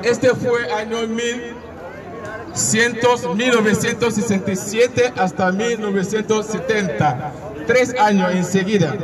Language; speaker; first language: Spanish; non-native, learner; Igbo